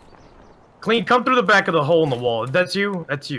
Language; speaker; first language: English; native; English